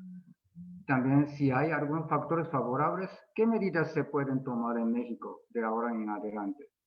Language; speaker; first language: Spanish; non-native, fluent; Japanese